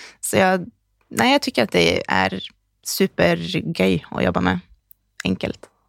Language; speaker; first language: Swedish; native; Swedish